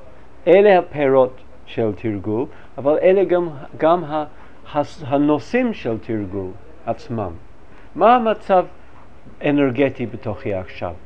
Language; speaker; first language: Hebrew; non-native, fluent; English